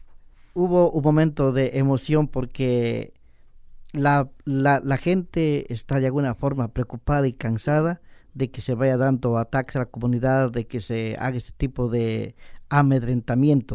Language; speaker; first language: Spanish; native; Spanish